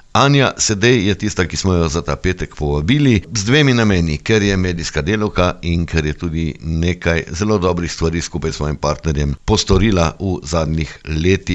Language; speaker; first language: Slovenian; native; Slovenian